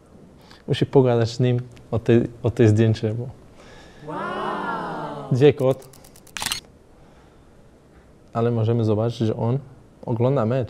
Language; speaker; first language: Polish; non-native, learner; Portuguese